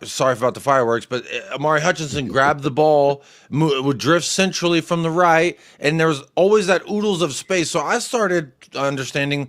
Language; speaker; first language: English; native; English